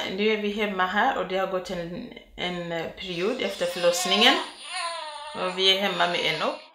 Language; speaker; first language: Swedish; non-native, fluent; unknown